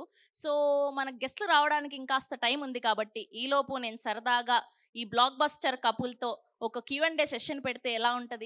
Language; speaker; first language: Telugu; native; Telugu